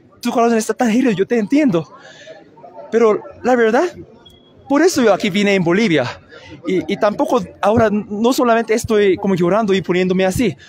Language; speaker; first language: Spanish; non-native, learner; Korean